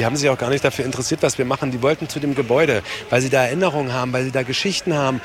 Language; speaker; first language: German; native; German